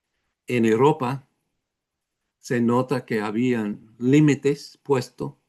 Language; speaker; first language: Spanish; non-native, fluent; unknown